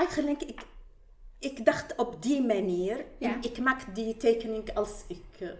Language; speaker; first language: Dutch; non-native, learner; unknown